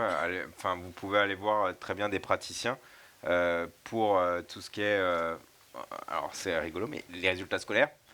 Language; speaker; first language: French; native; French